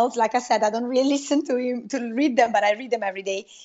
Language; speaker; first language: English; non-native, fluent; Italian